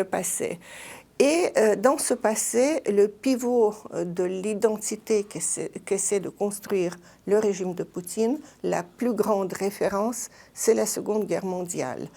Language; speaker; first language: French; non-native, fluent; Russian